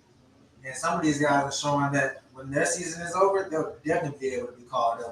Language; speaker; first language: English; native; English